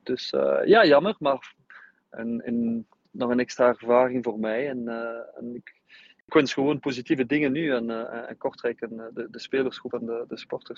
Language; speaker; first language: Dutch; non-native, fluent; English